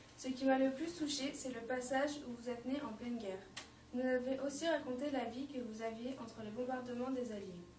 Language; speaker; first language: French; native; French